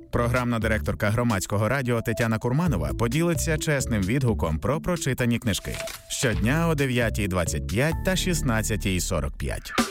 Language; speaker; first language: Ukrainian; native; Ukrainian